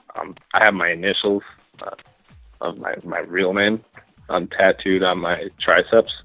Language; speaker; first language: English; native; English